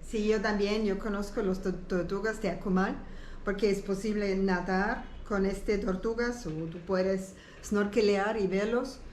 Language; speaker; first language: Spanish; non-native, learner; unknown